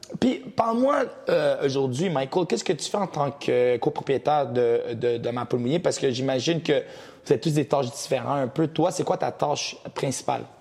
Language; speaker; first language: French; early bilingual, other home language; Portuguese